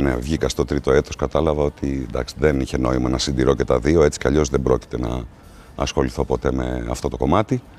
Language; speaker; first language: Greek; native; Greek